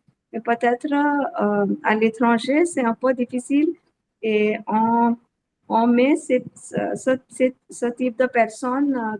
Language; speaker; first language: French; non-native, learner; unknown